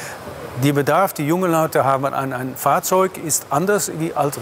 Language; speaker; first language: German; non-native, fluent; Dutch